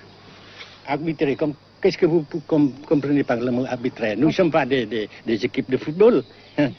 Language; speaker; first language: French; non-native, fluent; Vietnamese